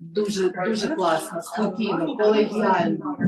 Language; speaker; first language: Ukrainian; non-native, local second language; Russian